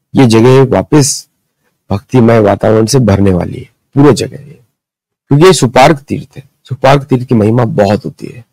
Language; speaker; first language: Hindi; early bilingual, other home language; Marathi